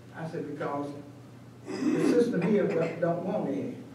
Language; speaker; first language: English; native; English